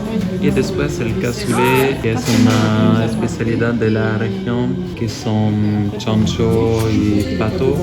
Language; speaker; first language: Spanish; non-native, fluent; French